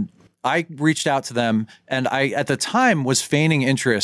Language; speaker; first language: English; native; English